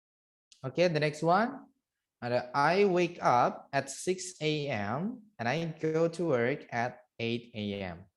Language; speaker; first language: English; non-native, learner; Indonesian